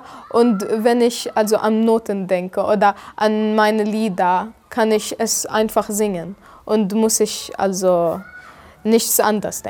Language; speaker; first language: German; non-native, fluent; Arabic